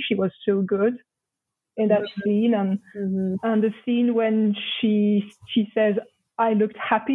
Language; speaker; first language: English; non-native, fluent; French